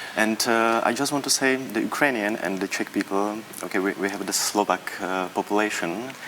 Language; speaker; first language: English; non-native, learner; Czech